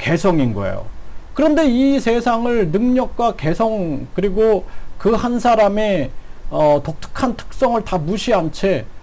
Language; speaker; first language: Korean; native; Korean